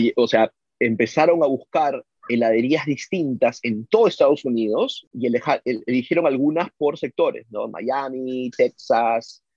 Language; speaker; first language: Spanish; native; Spanish